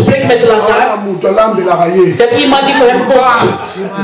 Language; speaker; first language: Dutch; non-native, learner; Lingala